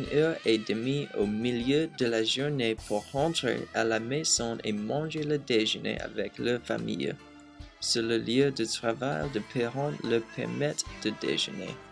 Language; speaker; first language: French; non-native, learner; English